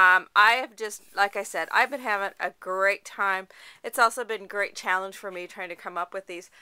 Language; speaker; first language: English; native; English